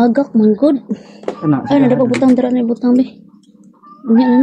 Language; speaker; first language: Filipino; non-native, local second language; Cebuano